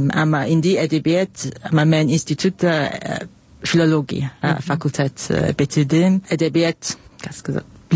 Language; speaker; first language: Azerbaijani; non-native, learner; English